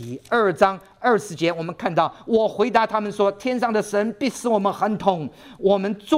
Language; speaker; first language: Chinese; native; Chinese